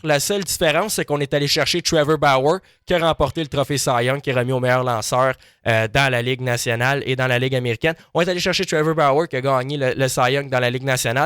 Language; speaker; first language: French; native; French